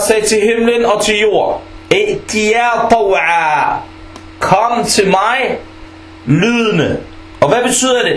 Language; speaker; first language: Danish; non-native, fluent; Arabic